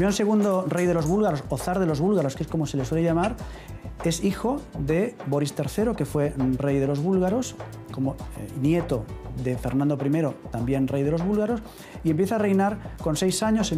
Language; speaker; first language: Spanish; native; Spanish